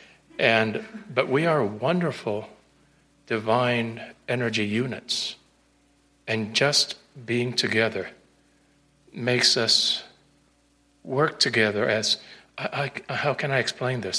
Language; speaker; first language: English; non-native, fluent; Spanish